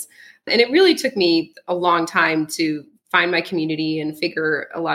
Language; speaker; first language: English; early bilingual, other home language; French